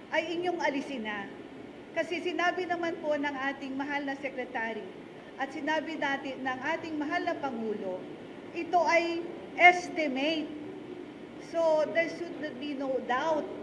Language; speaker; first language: Filipino; native; Filipino